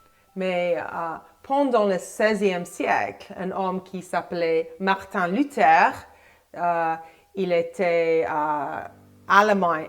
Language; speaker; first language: French; non-native, fluent; English